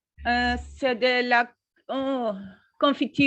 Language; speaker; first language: French; non-native, learner; Spanish